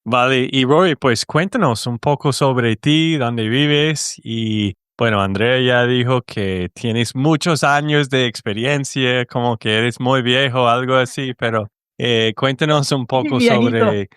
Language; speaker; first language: Spanish; non-native, learner; English